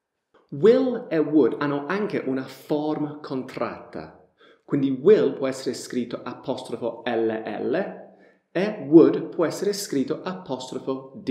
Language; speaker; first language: Italian; non-native, fluent; English